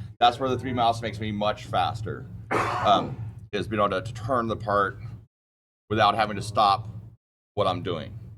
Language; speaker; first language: English; native; English